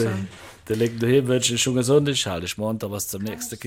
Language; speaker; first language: German; native; German